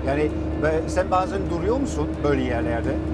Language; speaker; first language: Turkish; non-native, fluent; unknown